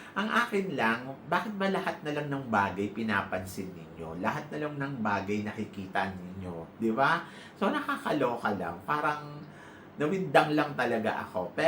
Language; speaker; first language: Filipino; native; Filipino